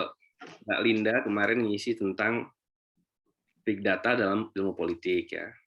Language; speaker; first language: Indonesian; native; Indonesian